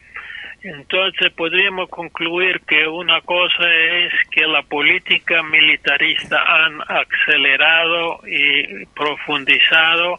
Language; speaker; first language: Spanish; non-native, fluent; English